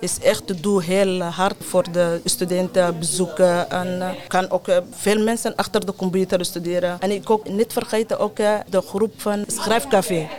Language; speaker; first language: Dutch; non-native, learner; Arabic